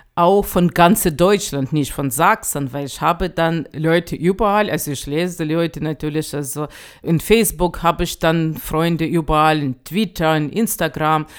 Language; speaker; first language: German; non-native, fluent; Ukrainian